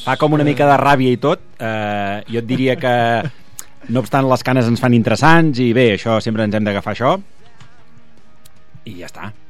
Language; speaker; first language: Catalan; native; Catalan